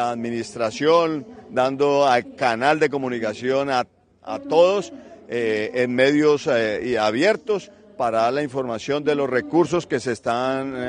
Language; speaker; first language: Spanish; native; Spanish